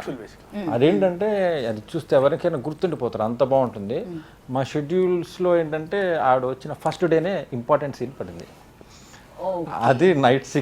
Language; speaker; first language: Telugu; native; Telugu